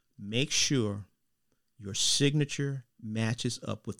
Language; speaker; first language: English; native; English